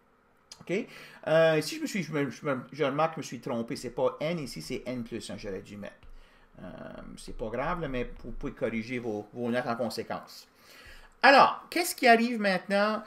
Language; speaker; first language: French; native; French